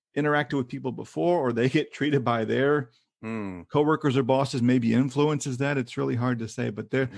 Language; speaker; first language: English; native; English